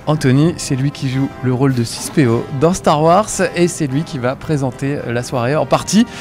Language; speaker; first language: French; native; French